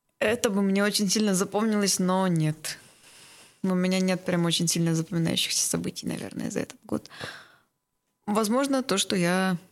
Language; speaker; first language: Russian; native; Russian